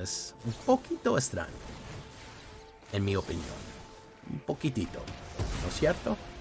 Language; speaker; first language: Spanish; non-native, learner; English